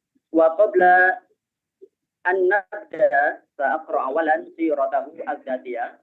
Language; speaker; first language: Arabic; non-native, fluent; Indonesian